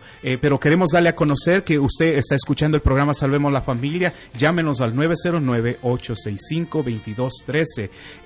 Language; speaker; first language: Spanish; native; Spanish